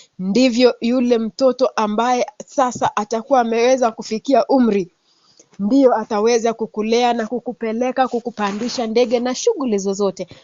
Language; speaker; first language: Swahili; non-native, local second language; Kalenjin